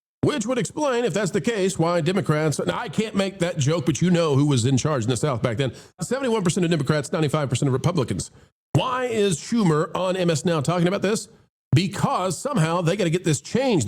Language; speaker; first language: English; native; English